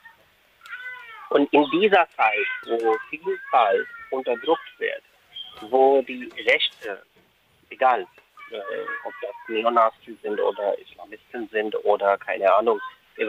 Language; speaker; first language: German; non-native, fluent; Urdu